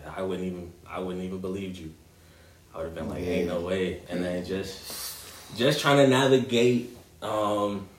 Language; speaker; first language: English; native; English